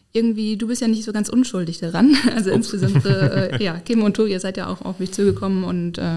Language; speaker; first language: German; native; German